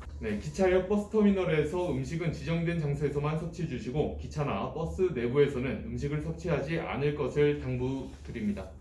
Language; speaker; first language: Korean; native; Korean